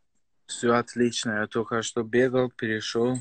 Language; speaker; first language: Russian; non-native, fluent; Persian